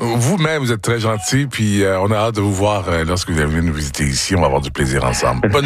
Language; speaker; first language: French; native; French